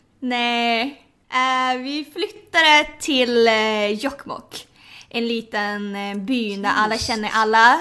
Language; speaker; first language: Swedish; early bilingual, other home language; Thai